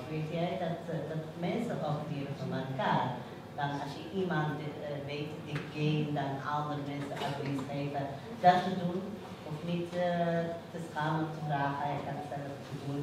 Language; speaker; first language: Dutch; non-native, learner; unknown